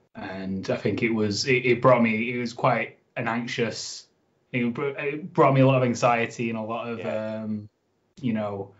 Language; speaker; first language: English; native; English